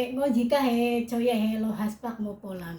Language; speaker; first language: Cantonese; non-native, learner; Indonesian